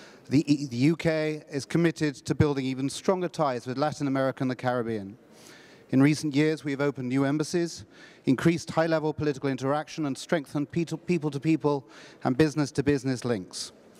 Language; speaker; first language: English; native; English